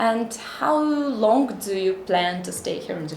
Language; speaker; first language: English; non-native, fluent; Russian